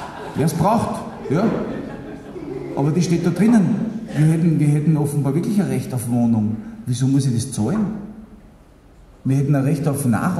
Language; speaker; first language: German; native; German